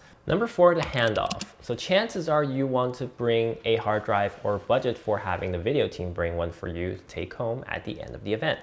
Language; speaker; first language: English; native; English